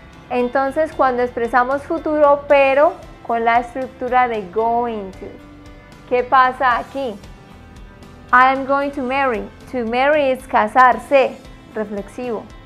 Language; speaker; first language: Spanish; native; Spanish